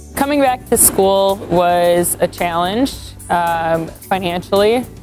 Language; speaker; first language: English; native; English